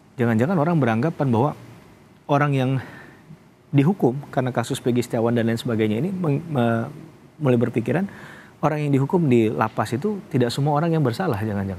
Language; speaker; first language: Indonesian; native; Indonesian